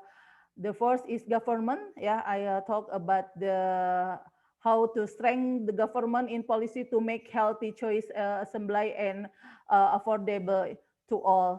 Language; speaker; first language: English; non-native, learner; Indonesian